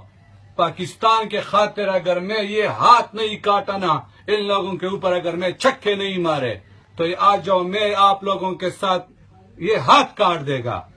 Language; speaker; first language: Hindi; non-native, local second language; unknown